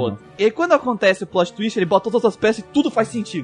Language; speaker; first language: Portuguese; native; Portuguese